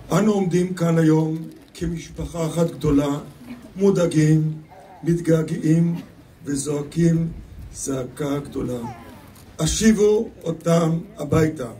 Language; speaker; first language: Hebrew; native; Hebrew